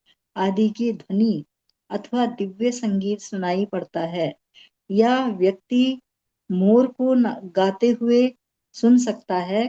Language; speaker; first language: Hindi; native; Hindi